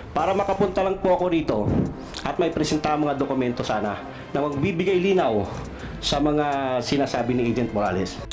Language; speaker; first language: Filipino; non-native, local second language; Cebuano